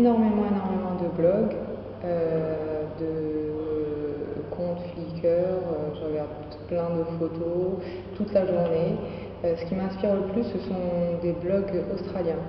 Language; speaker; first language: French; non-native, local second language; Arabic